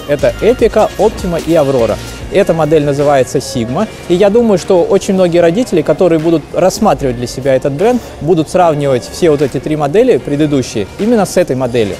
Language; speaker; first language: Russian; native; Russian